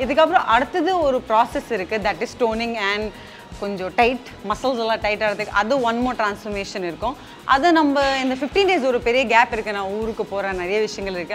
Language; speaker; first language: Tamil; non-native, local second language; Assamese